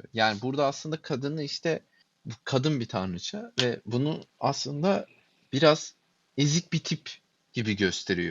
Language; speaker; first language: Turkish; native; Turkish